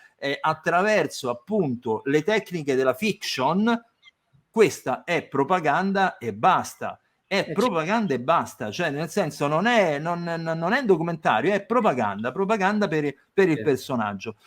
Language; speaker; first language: Italian; native; Italian